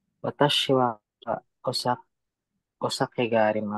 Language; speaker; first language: Japanese; non-native, learner; Filipino